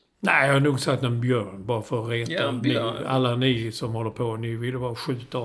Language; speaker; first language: Swedish; native; Swedish